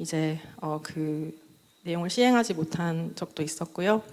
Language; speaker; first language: Korean; native; Korean